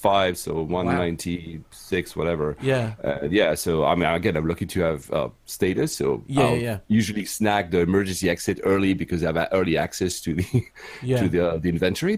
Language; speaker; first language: English; non-native, fluent; French